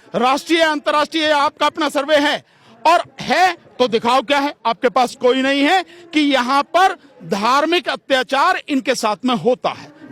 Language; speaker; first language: Hindi; native; Hindi